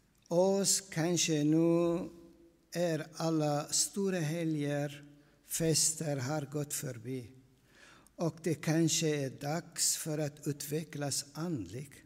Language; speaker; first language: Swedish; non-native, fluent; Aramaic